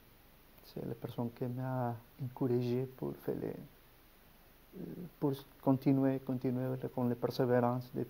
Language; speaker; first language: French; non-native, learner; Spanish